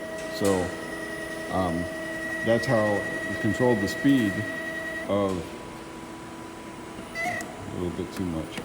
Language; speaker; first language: English; native; English